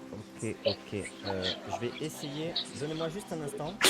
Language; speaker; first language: French; native; French